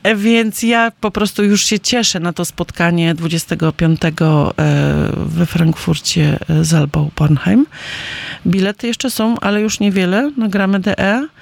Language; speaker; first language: Polish; native; Polish